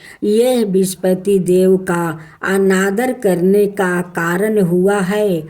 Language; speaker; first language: Hindi; native; Hindi